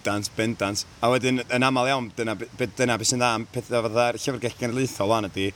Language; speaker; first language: Welsh; native; Welsh